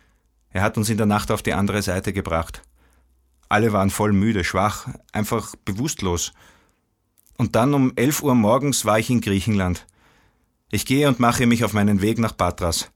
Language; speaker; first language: German; non-native, fluent; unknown